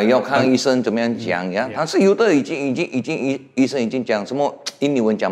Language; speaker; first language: Chinese; non-native, fluent; Indonesian